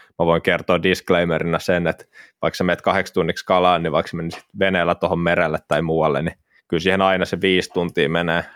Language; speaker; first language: Finnish; native; Finnish